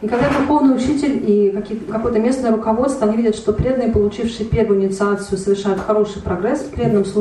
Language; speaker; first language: Russian; native; Russian